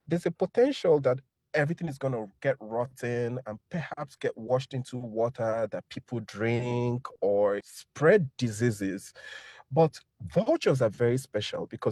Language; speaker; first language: English; non-native, local second language; Igbo